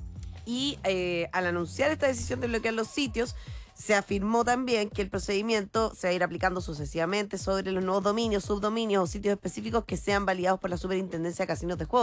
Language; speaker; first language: Spanish; native; Spanish